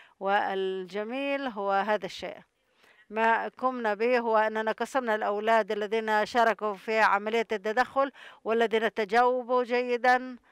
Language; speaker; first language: Arabic; non-native, local second language; Hebrew